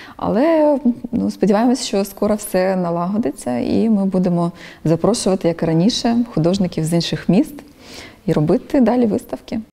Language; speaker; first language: Ukrainian; native; Ukrainian